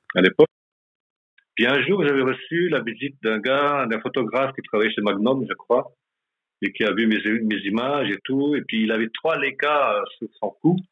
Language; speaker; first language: French; non-native, local second language; Malagasy